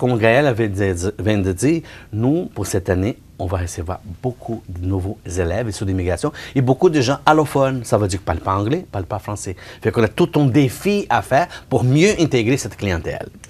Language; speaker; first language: French; non-native, fluent; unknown